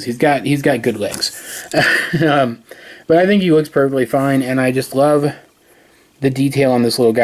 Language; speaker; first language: English; native; English